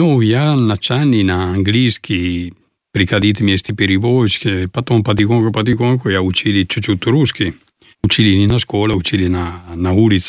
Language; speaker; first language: Russian; non-native, learner; Italian